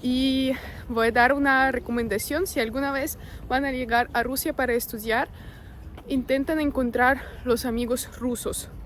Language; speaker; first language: Spanish; non-native, fluent; Russian